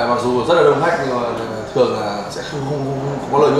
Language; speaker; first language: Vietnamese; native; Vietnamese